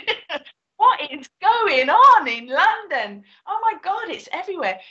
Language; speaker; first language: English; native; English